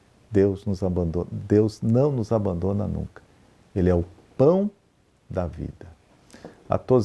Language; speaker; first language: Portuguese; native; Portuguese